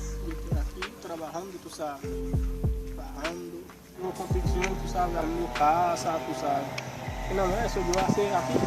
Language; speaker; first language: Spanish; non-native, learner; Haitian Creole